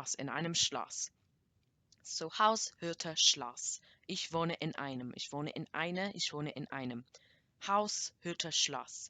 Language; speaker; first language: German; non-native, learner; English